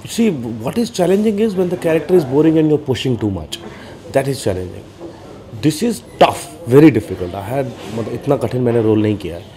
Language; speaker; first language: Hindi; native; Hindi